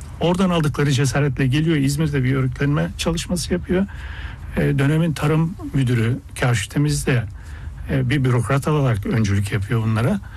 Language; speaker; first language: Turkish; early bilingual, heritage; Turkish